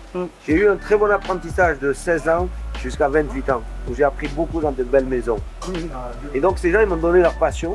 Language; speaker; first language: French; native; French